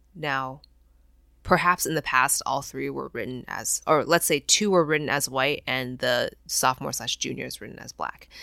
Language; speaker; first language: English; non-native, fluent; Chinese